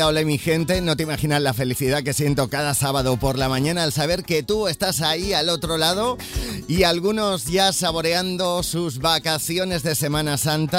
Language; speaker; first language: Spanish; native; Spanish